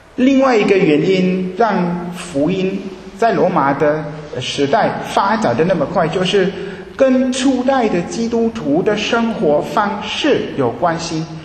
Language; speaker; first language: Chinese; early bilingual, heritage; Chinese